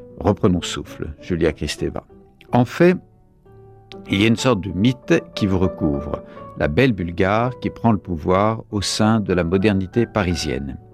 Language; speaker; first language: French; native; French